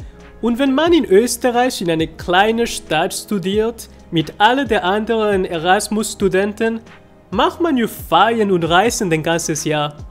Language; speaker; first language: German; non-native, fluent; Spanish